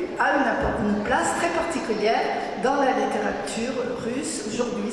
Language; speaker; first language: French; native; French